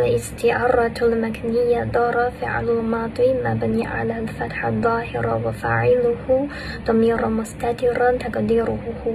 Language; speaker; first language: Arabic; non-native, learner; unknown